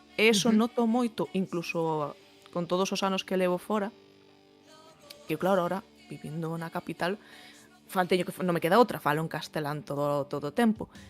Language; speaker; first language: Galician; native; Galician